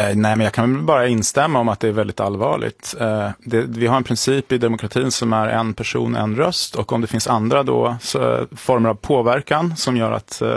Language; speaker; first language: Swedish; native; Swedish